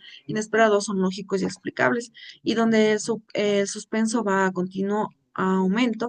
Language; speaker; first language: Spanish; native; Spanish